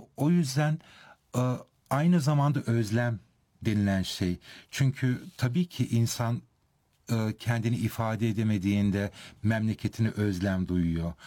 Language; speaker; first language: Turkish; early bilingual, heritage; Turkish